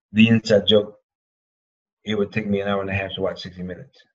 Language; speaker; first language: English; native; English